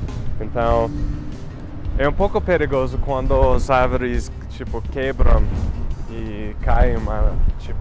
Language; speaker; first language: Portuguese; non-native, fluent; English